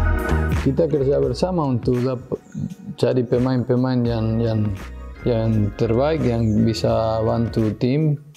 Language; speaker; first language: Indonesian; non-native, fluent; Spanish